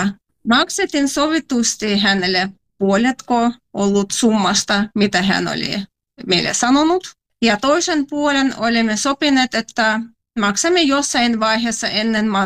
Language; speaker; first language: Finnish; non-native, fluent; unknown